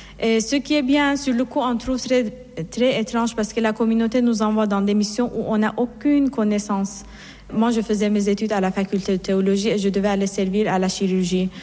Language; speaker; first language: French; non-native, fluent; Persian